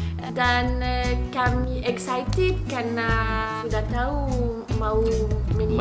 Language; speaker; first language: Indonesian; non-native, learner; English